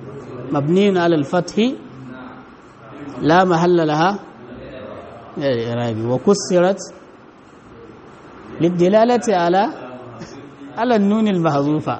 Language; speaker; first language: Arabic; non-native, fluent; Hausa